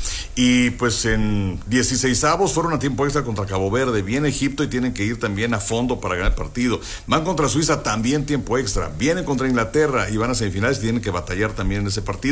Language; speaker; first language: Spanish; native; Spanish